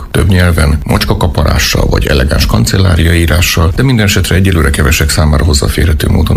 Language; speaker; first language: Hungarian; native; Hungarian